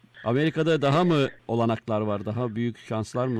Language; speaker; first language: Turkish; native; Turkish